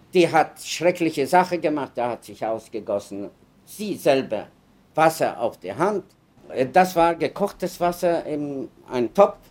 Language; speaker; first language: German; non-native, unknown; Yiddish